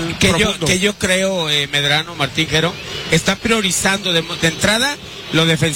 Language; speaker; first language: Spanish; native; Spanish